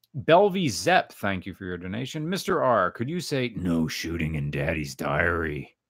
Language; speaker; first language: English; native; English